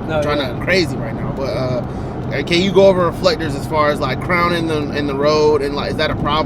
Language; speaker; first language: English; native; English